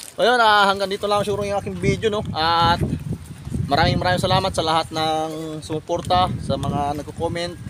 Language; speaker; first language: Filipino; non-native, local second language; Cebuano